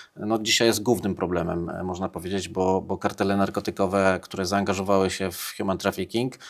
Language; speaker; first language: Polish; native; Polish